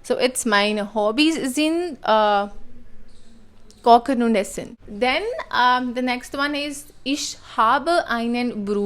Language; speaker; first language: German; non-native, fluent; Hindi